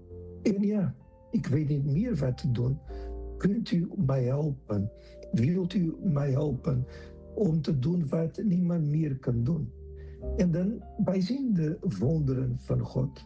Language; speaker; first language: Dutch; non-native, learner; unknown